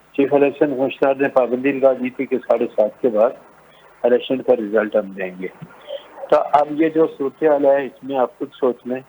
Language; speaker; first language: Urdu; non-native, local second language; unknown